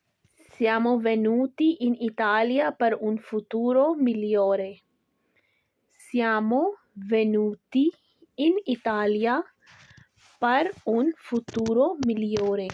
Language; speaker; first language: Italian; non-native, fluent; Urdu